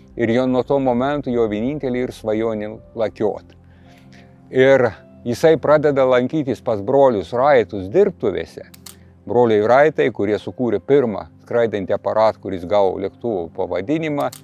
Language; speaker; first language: Lithuanian; native; Lithuanian